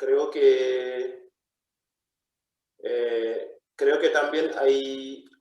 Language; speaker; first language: Spanish; non-native, fluent; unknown